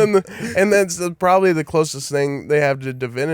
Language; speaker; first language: English; native; English